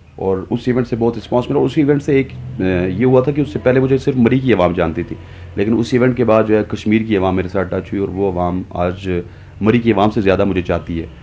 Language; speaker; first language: Urdu; non-native, local second language; Punjabi